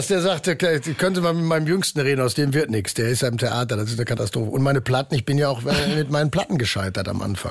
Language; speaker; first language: German; native; German